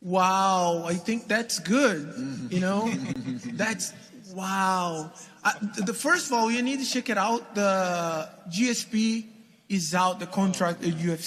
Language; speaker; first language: English; non-native, learner; Portuguese